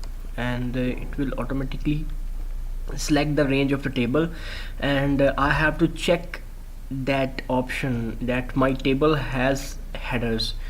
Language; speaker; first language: English; non-native, local second language; Urdu